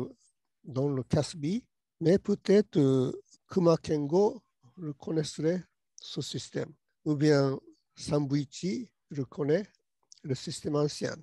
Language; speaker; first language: French; non-native, learner; Japanese